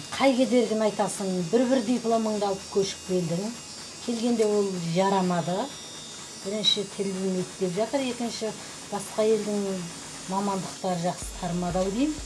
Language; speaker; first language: Kazakh; early bilingual, heritage; Kazakh